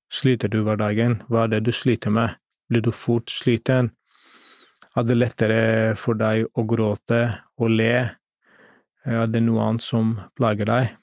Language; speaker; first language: Norwegian; non-native, fluent; Greek